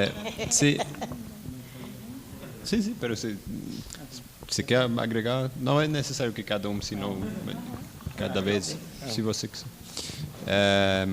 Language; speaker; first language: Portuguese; non-native, learner; Spanish